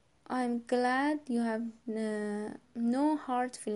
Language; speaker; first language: English; non-native, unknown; Persian